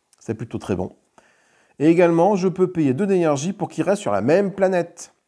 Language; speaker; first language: French; native; French